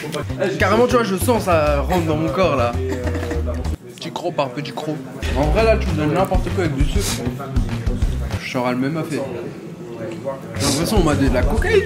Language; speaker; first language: French; native; French